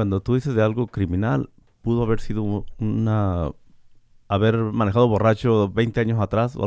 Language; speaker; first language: Spanish; native; Spanish